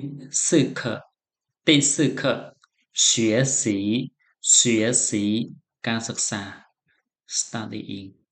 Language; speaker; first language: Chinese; non-native, fluent; Khmer